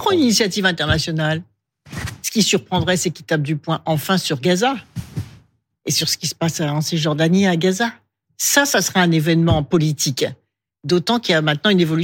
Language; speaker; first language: French; native; French